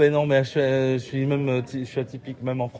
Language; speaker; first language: French; native; French